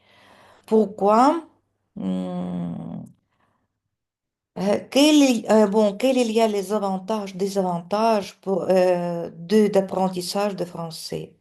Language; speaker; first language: French; non-native, fluent; Russian